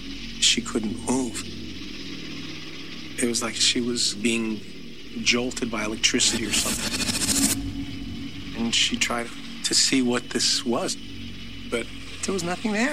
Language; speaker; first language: English; native; English